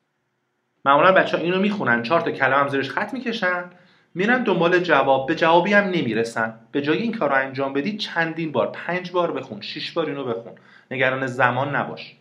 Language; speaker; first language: Persian; native; Persian